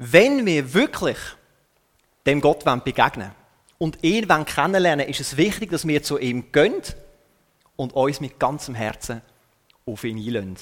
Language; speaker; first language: German; native; German